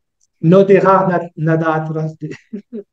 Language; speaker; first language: Spanish; non-native, learner; French